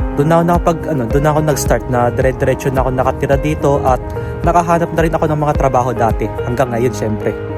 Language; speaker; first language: Filipino; native; Filipino